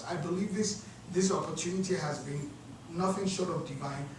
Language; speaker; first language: English; non-native, local second language; Yoruba